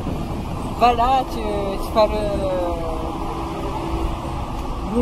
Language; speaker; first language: French; non-native, fluent; Japanese